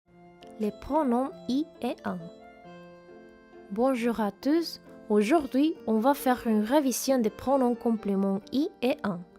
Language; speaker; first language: French; non-native, fluent; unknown